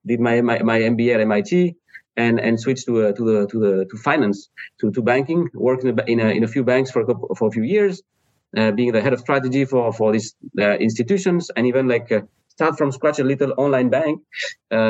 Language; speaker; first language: English; non-native, fluent; French